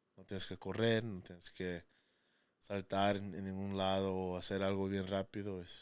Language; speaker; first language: Spanish; early bilingual, heritage; Spanish